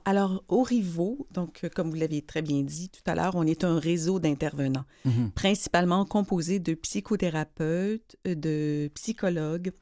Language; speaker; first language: French; native; French